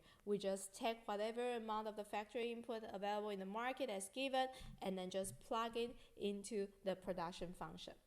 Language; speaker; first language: English; non-native, fluent; Chinese